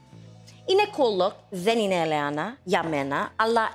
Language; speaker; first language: Greek; early bilingual, heritage; English